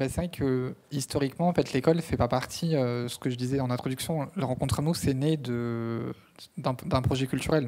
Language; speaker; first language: French; native; French